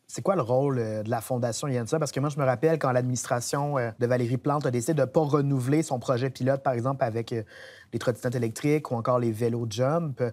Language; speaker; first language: French; native; French